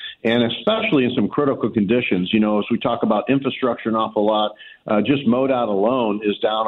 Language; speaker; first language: English; native; English